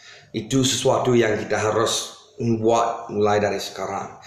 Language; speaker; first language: Indonesian; non-native, fluent; English